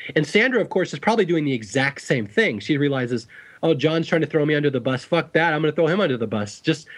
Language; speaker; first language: English; native; English